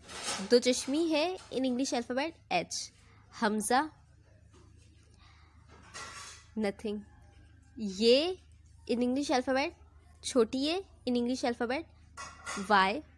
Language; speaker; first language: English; non-native, learner; Urdu